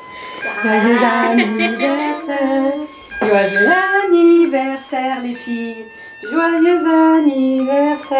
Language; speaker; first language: French; native; French